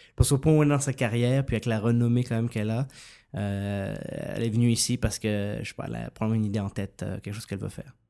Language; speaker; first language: French; native; French